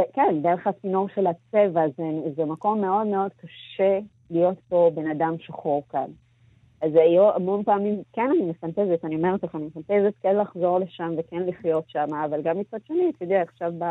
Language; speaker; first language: Hebrew; early bilingual, other home language; Amharic